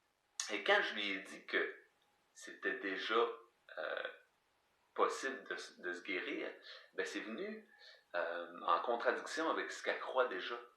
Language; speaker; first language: French; native; French